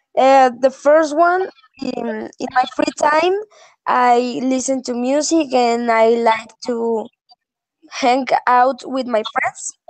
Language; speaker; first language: English; non-native, learner; Spanish